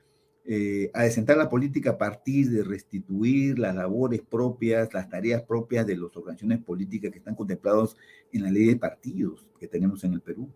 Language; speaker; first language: Spanish; native; Spanish